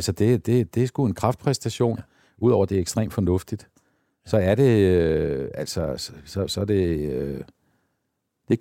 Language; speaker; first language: Danish; native; Danish